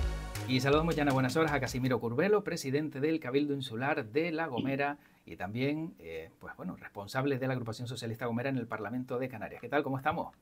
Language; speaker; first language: Spanish; native; Spanish